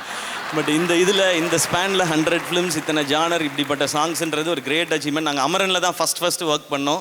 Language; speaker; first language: Tamil; native; Tamil